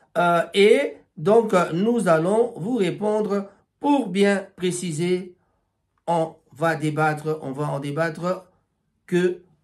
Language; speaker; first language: French; non-native, local second language; Lingala